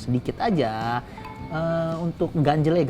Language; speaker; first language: Indonesian; native; Indonesian